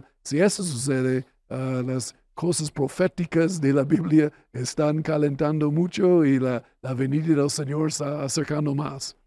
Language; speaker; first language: Spanish; non-native, fluent; English